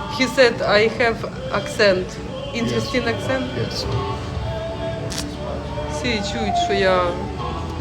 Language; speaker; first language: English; non-native, learner; Ukrainian